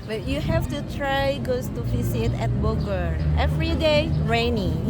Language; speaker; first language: English; non-native, learner; Indonesian